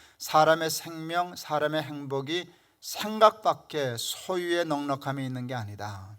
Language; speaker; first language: Korean; native; Korean